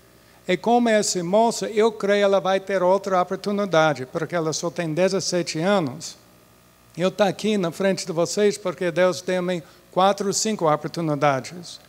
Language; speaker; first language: Portuguese; non-native, fluent; English